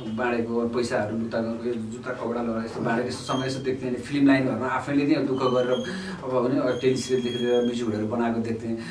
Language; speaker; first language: Nepali; native; Nepali